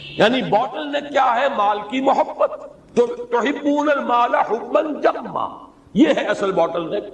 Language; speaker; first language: Urdu; native; Urdu